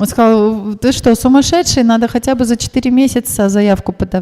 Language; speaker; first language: Russian; native; Russian